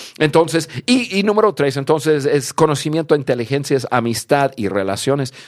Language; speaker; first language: Spanish; early bilingual, heritage; English